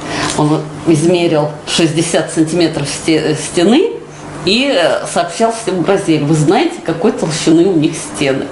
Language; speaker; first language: Russian; native; Russian